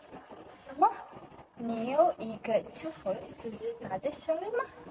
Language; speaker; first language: Chinese; non-native, learner; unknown